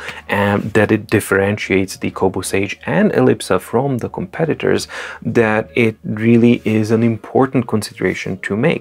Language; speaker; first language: English; non-native, fluent; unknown